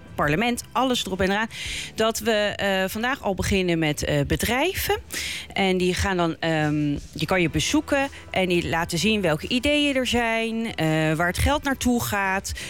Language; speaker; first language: Dutch; native; Dutch